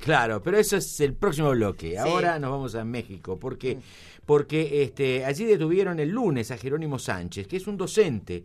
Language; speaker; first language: Spanish; native; Spanish